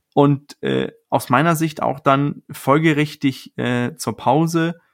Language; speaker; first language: German; non-native, fluent; Danish